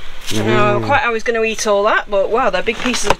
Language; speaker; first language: English; native; English